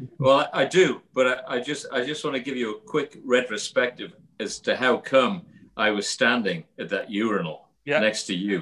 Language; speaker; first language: English; native; English